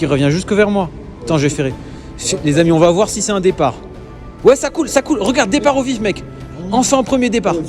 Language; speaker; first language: French; native; French